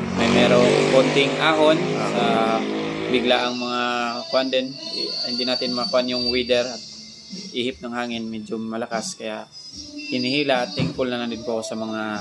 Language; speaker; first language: Filipino; non-native, local second language; Cebuano